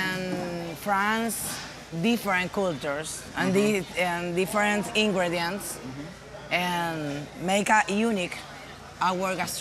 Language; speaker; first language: English; non-native, learner; Spanish